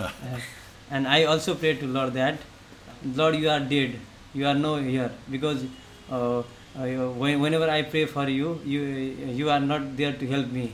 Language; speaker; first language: English; non-native, local second language; Nepali